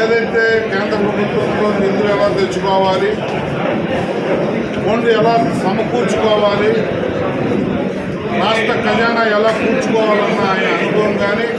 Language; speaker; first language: Telugu; native; Telugu